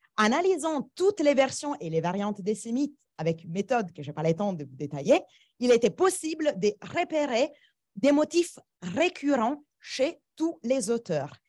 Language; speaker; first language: French; non-native, fluent; Italian